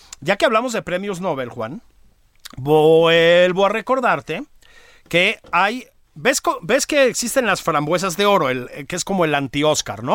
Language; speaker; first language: Spanish; native; Spanish